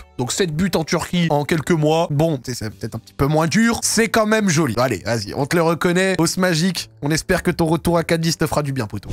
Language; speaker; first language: French; native; French